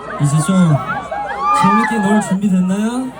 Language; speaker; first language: Korean; early bilingual, heritage; Korean